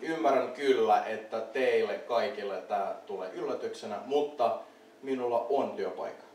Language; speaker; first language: Finnish; non-native, fluent; Russian